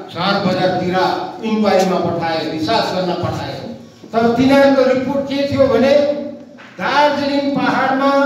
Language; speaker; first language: Nepali; native; Nepali